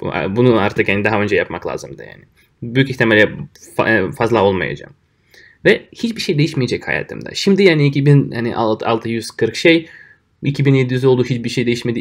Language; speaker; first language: Turkish; non-native, fluent; Russian